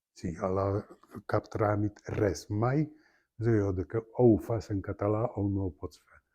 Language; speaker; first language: Catalan; non-native, fluent; Polish